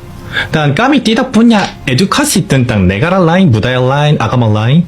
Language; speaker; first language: Indonesian; non-native, fluent; Korean